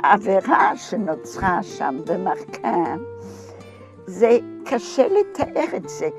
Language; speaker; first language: Hebrew; non-native, fluent; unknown